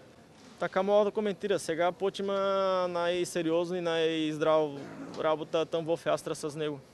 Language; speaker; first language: Bulgarian; non-native, learner; Portuguese